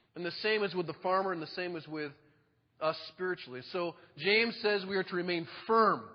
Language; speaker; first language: English; native; English